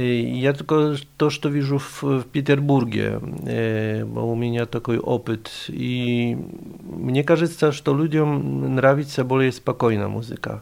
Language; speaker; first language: Russian; non-native, fluent; Polish